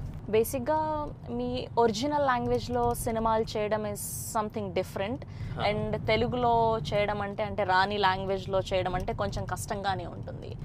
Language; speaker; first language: Telugu; native; Telugu